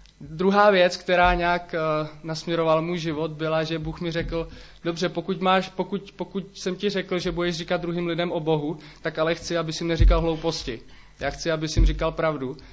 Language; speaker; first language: Czech; native; Czech